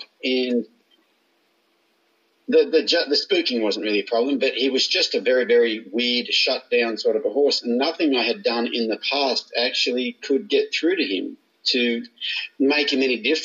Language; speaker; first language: English; native; English